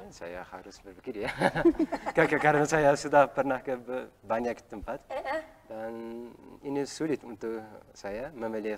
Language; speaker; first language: Indonesian; non-native, learner; Uzbek